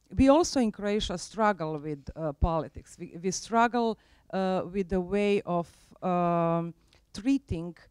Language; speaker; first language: English; non-native, fluent; Croatian